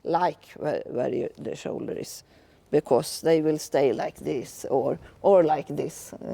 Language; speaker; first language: English; non-native, fluent; Swedish